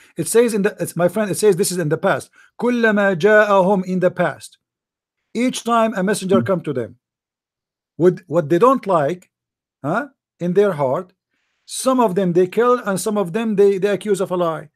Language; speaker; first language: English; non-native, local second language; Arabic